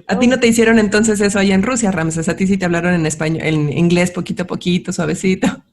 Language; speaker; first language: Spanish; native; Spanish